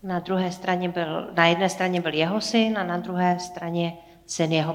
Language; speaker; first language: Czech; native; Czech